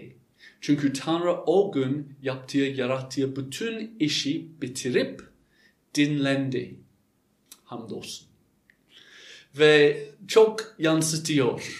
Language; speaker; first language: Turkish; non-native, fluent; English